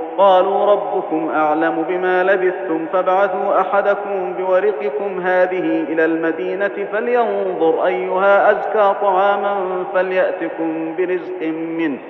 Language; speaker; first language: Arabic; native; Arabic